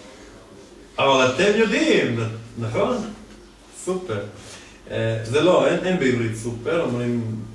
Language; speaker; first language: Hebrew; non-native, fluent; Serbian